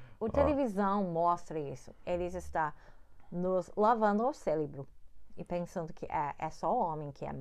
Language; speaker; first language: Portuguese; non-native, learner; English